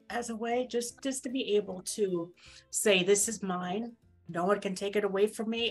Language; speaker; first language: English; native; English